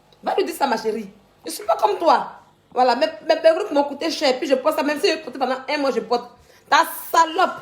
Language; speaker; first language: French; native; French